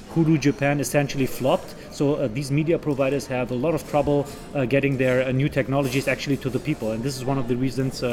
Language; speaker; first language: English; non-native, fluent; German